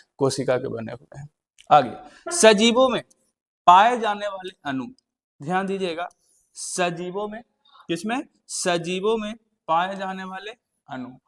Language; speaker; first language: Hindi; native; Hindi